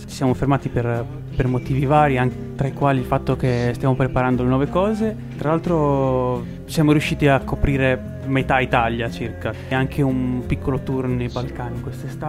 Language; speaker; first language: Italian; native; Italian